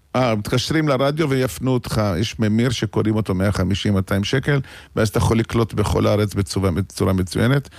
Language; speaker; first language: Hebrew; native; Hebrew